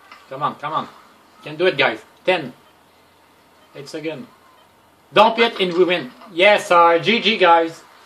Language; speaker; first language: English; non-native, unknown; French